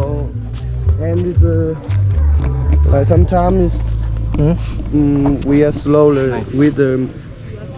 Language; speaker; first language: English; non-native, learner; Vietnamese